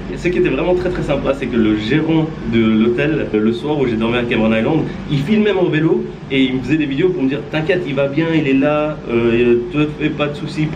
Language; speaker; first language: French; native; French